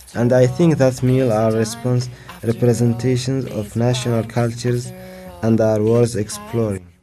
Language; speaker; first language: English; non-native, fluent; Arabic